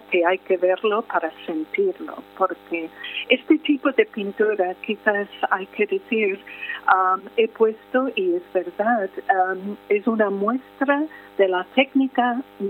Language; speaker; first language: Spanish; non-native, fluent; English